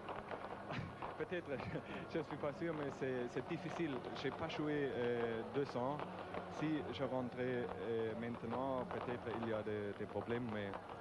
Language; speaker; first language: French; non-native, learner; German